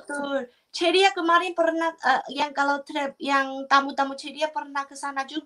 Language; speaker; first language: Indonesian; non-native, fluent; Korean